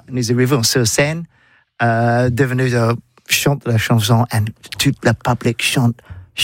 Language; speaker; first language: French; non-native, learner; English